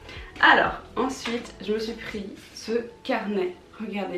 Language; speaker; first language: French; native; French